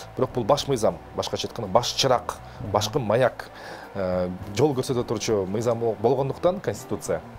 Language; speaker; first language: Kyrgyz; native; Kyrgyz